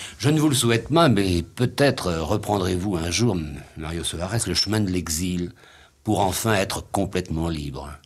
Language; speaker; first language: French; native; French